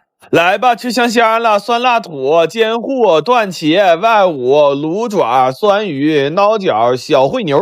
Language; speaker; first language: Chinese; native; Chinese